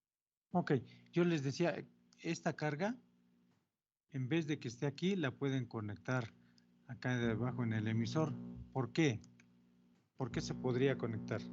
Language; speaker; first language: Spanish; native; Spanish